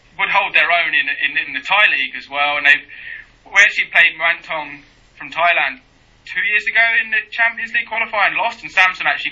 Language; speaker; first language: English; native; English